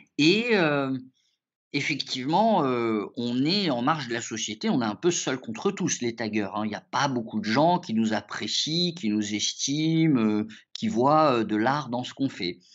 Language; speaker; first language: French; early bilingual, other home language; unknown